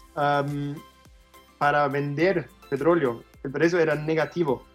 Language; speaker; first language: Spanish; non-native, fluent; German